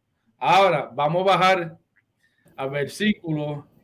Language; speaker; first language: Spanish; early bilingual, heritage; Spanish